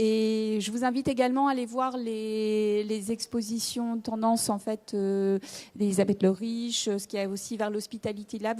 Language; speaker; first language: French; native; French